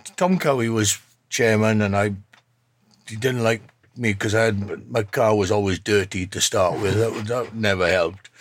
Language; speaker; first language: English; native; English